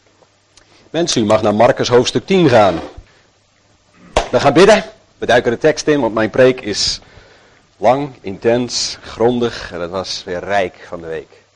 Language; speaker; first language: Dutch; native; Dutch